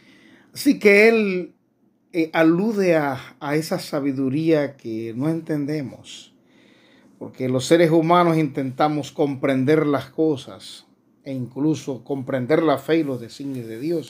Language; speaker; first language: Spanish; native; Spanish